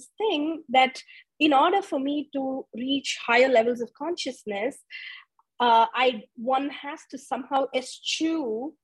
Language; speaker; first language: English; non-native, local second language; Tamil